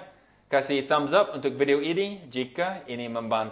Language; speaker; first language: Indonesian; non-native, fluent; English